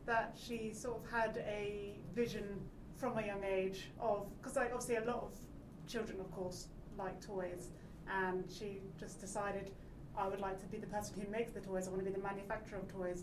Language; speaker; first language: English; native; English